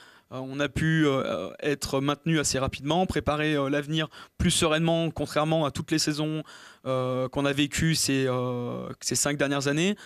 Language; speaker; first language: French; native; French